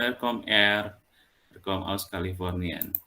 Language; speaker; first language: German; non-native, fluent; Indonesian